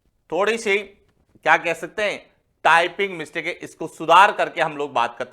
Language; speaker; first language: Hindi; native; Hindi